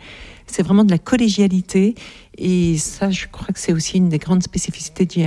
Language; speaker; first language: French; native; French